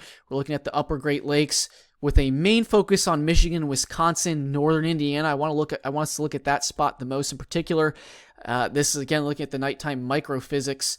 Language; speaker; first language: English; native; English